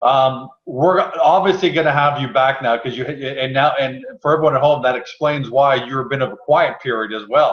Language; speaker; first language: English; native; English